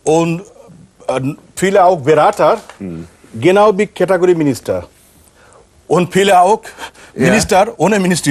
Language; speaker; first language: German; non-native, learner; Bangla